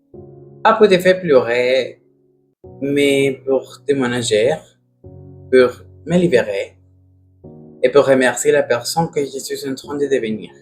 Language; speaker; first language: French; non-native, learner; Spanish